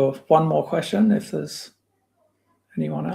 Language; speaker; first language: English; native; English